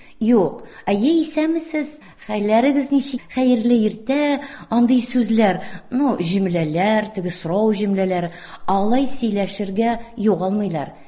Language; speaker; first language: Tatar; non-native, local second language; Russian